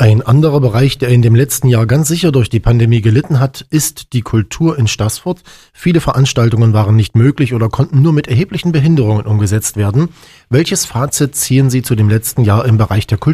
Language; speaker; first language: German; native; German